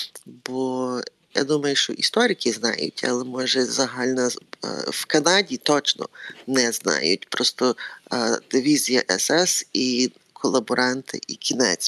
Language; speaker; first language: Ukrainian; early bilingual, heritage; Ukrainian